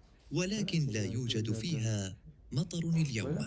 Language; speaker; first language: Arabic; non-native, learner; English